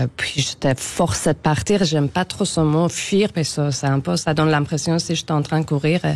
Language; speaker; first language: French; non-native, fluent; Persian